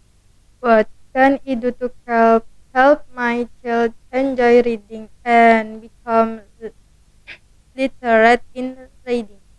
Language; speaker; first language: English; non-native, learner; Indonesian